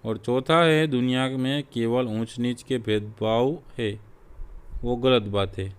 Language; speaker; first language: Hindi; non-native, local second language; Gujarati